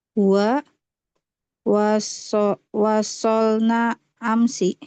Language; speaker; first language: Arabic; non-native, learner; Indonesian